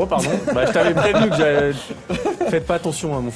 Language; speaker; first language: French; native; French